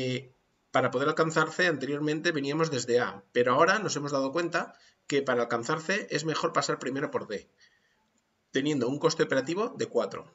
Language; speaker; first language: Spanish; native; Spanish